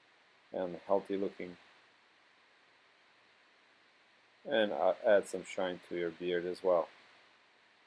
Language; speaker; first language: English; non-native, fluent; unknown